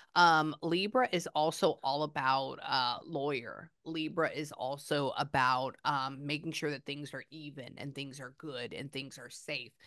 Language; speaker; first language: English; native; English